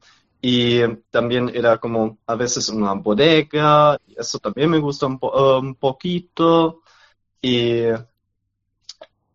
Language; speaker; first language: Spanish; non-native, learner; German